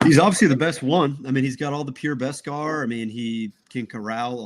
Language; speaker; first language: English; native; English